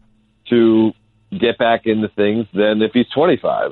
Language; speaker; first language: English; native; English